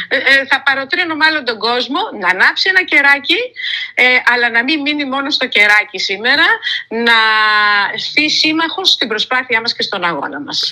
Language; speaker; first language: Greek; native; Greek